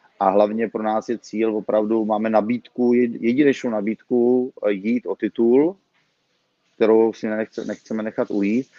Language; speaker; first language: Czech; native; Czech